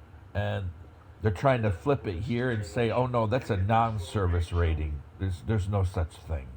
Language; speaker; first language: English; native; English